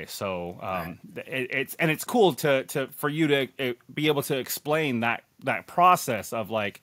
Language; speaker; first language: English; native; English